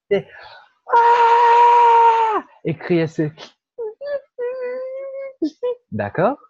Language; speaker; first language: French; non-native, learner; Portuguese